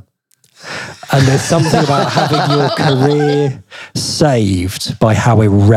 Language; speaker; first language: English; native; English